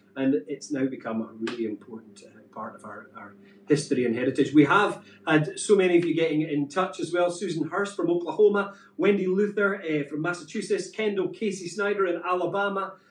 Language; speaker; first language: English; native; English